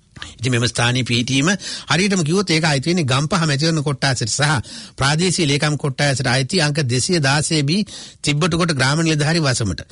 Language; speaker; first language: Sinhala; native; Sinhala